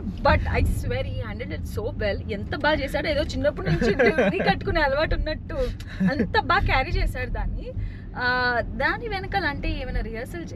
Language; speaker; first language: Telugu; native; Telugu